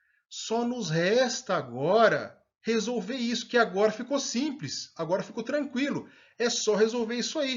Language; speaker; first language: Portuguese; native; Portuguese